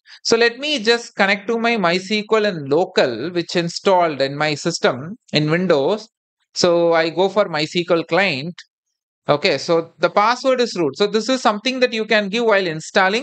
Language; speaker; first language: English; non-native, local second language; Tamil